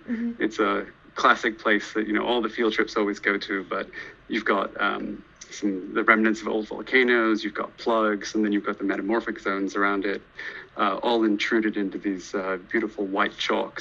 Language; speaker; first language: English; native; English